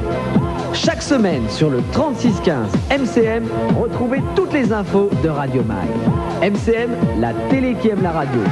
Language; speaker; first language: French; native; French